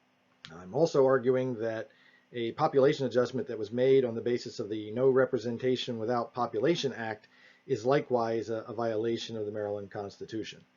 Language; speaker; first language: English; native; English